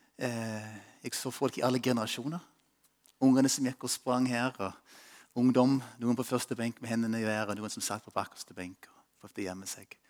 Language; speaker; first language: Norwegian; non-native, fluent; English